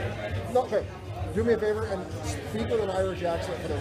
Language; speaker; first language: English; native; English